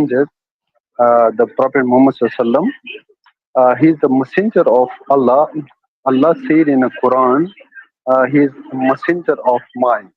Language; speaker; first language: English; non-native, learner; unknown